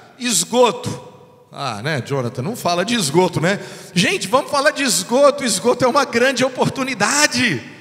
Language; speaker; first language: Portuguese; non-native, fluent; English